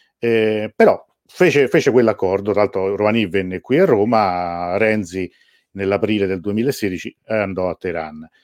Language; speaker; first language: Italian; early bilingual, other home language; Persian